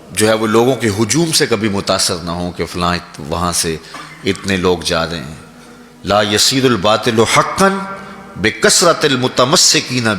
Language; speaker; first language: Urdu; non-native, local second language; Punjabi